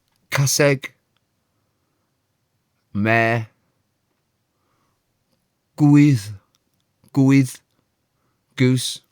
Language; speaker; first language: Welsh; non-native, fluent; English